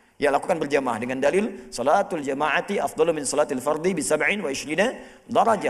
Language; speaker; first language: Indonesian; native; Indonesian